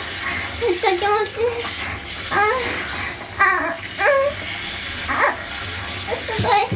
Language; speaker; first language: Japanese; native; Japanese